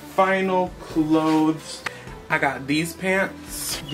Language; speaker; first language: English; early bilingual, other home language; Spanish